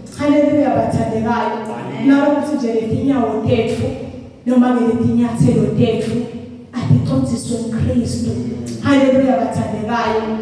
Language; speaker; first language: Zulu; non-native, local second language; Swati